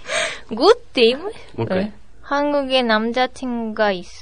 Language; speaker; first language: Korean; non-native, learner; Japanese